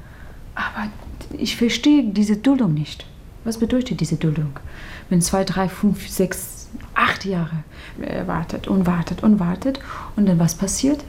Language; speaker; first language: German; non-native, learner; Persian